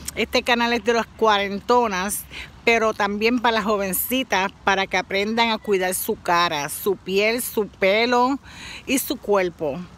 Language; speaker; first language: Spanish; native; Spanish